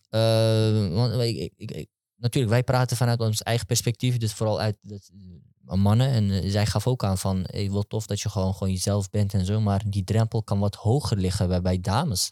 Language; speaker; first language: Dutch; early bilingual, other home language; Turkish